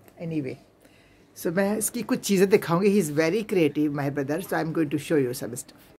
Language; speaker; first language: Hindi; native; Hindi